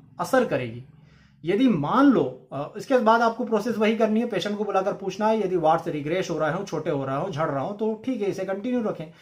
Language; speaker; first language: Hindi; native; Hindi